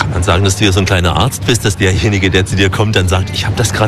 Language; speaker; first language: German; native; German